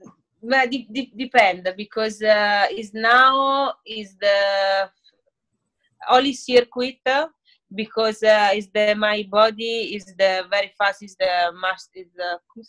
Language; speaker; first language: English; non-native, learner; Italian